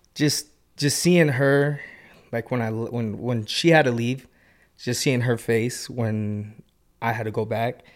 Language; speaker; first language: English; native; English